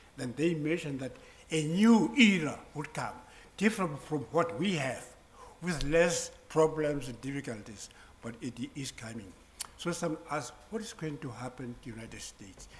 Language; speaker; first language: English; non-native, local second language; Southern Sotho